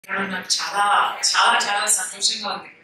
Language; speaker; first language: Telugu; non-native, local second language; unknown